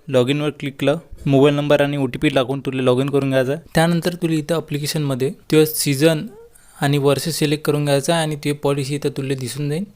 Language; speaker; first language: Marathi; native; Marathi